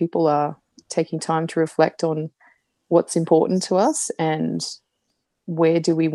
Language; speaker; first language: English; native; English